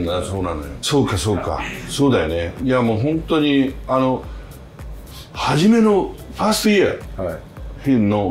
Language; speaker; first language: Japanese; native; Japanese